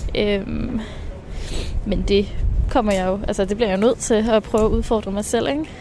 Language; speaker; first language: Danish; native; Danish